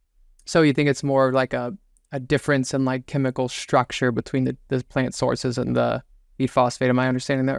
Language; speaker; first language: English; native; English